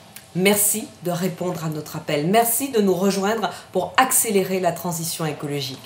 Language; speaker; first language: French; native; French